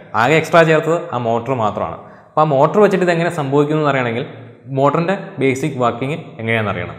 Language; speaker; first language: Malayalam; native; Malayalam